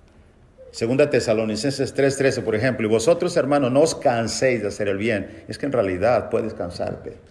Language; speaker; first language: Spanish; native; Spanish